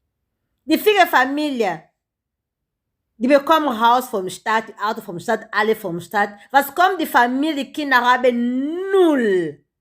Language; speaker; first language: German; non-native, learner; Lingala